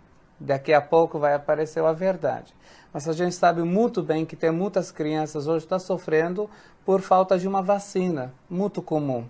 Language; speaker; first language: Portuguese; non-native, fluent; Arabic